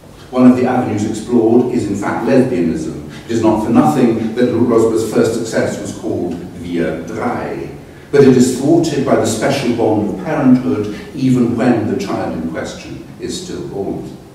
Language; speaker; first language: English; native; English